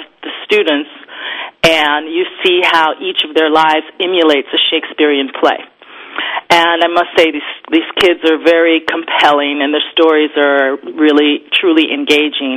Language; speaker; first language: English; native; English